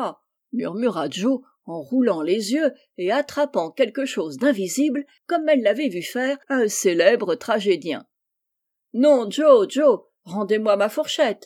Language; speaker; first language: French; native; French